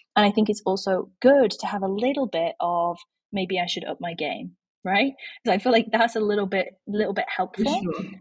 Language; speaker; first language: English; native; English